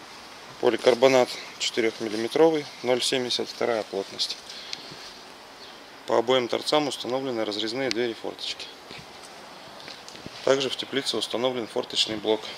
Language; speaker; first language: Russian; native; Russian